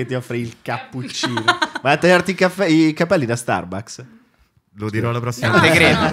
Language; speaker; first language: Italian; native; Italian